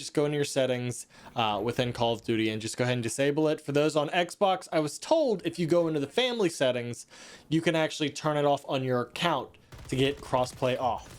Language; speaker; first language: English; native; English